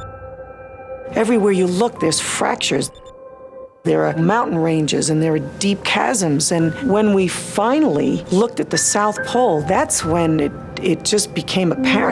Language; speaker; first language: English; native; English